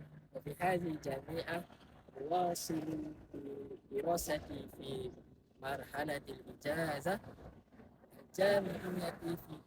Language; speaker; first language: Arabic; non-native, learner; Malay